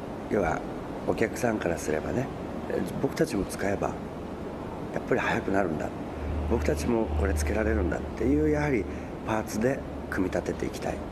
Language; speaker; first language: Japanese; native; Japanese